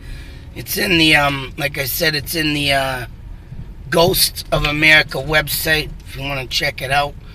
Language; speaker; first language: English; native; English